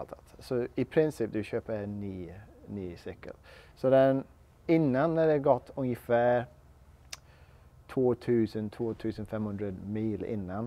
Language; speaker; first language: Swedish; non-native, learner; English